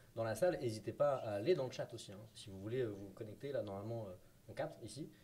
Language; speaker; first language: French; native; French